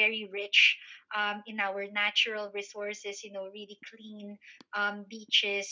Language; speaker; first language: English; non-native, local second language; Filipino